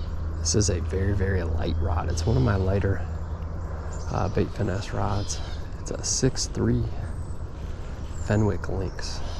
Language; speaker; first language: English; native; English